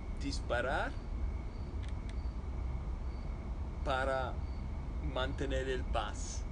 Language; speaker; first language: Spanish; non-native, fluent; English